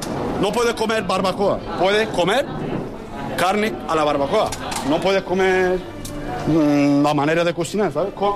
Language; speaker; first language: Spanish; non-native, learner; Turkish